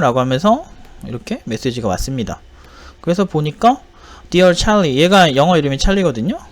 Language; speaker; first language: Korean; native; Korean